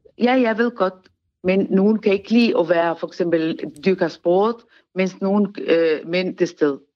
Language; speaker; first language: Danish; non-native, fluent; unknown